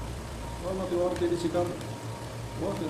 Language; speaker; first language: English; non-native, learner; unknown